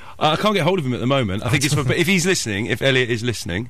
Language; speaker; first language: English; native; English